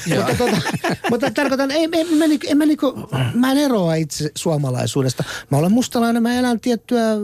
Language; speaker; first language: Finnish; native; Finnish